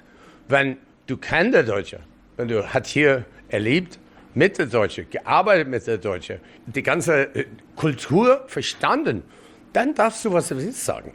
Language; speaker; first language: German; non-native, learner; English